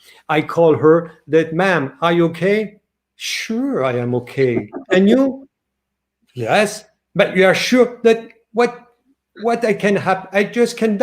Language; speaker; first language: English; non-native, learner; French